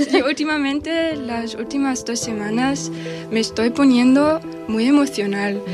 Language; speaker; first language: Spanish; non-native, fluent; German